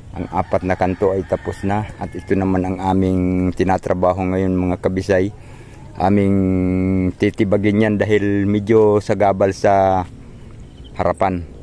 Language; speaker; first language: Filipino; native; Filipino